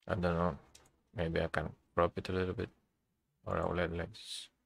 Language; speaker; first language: English; non-native, learner; Greek